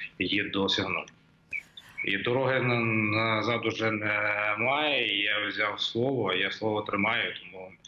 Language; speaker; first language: Ukrainian; native; Ukrainian